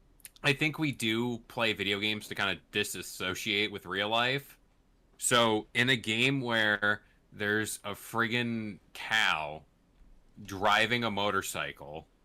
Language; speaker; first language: English; native; English